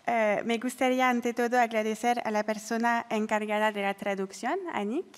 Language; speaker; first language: Spanish; non-native, fluent; French